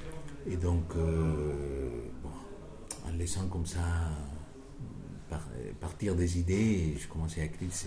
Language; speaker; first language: French; non-native, fluent; Spanish